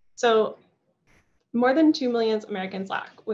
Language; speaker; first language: English; native; English